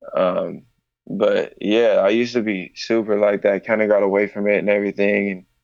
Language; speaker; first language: English; native; English